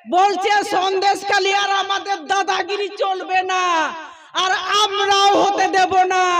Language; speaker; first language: Bangla; non-native, local second language; Santali